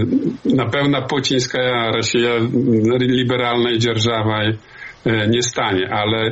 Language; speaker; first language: Polish; non-native, learner; Belarusian